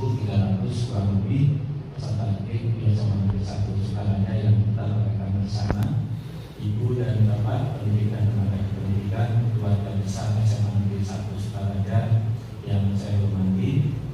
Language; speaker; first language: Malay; non-native, local second language; Sundanese